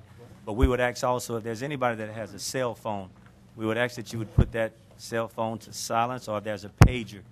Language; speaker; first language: English; native; English